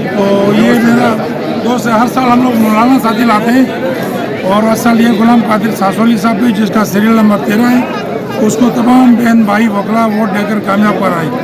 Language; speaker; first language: Urdu; non-native, local second language; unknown